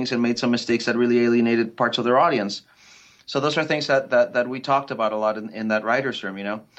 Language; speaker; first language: English; early bilingual, other home language; Spanish